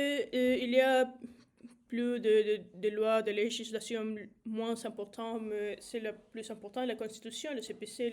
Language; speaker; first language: French; non-native, learner; Spanish